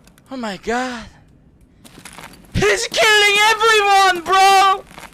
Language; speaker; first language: English; non-native, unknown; Korean